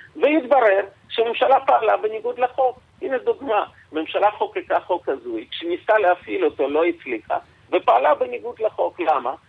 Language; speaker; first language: Hebrew; non-native, fluent; Russian